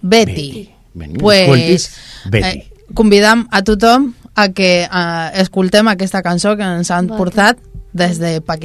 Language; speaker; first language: Catalan; non-native, learner; Spanish